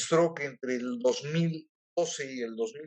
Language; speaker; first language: Spanish; native; Spanish